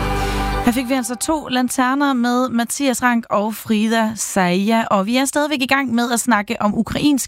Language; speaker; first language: Danish; native; Danish